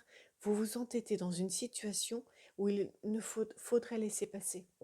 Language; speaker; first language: French; native; French